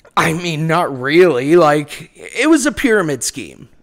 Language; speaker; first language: English; native; English